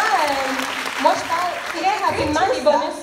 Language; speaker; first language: French; native; French